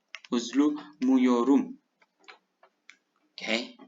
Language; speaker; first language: Turkish; non-native, fluent; Indonesian